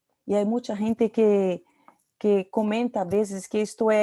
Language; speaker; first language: Portuguese; non-native, learner; Spanish